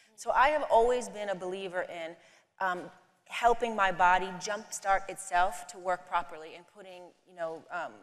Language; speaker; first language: English; native; English